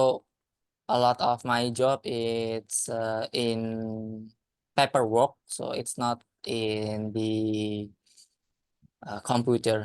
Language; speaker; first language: English; non-native, learner; Indonesian